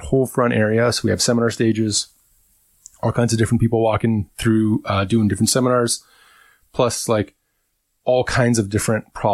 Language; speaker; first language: English; native; English